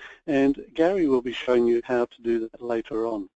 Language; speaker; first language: English; native; English